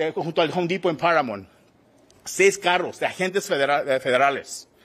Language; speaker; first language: Spanish; early bilingual, heritage; Spanish